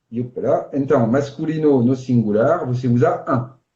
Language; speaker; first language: Portuguese; non-native, fluent; French